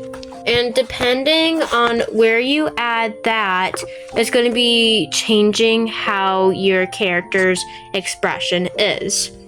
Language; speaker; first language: English; native; English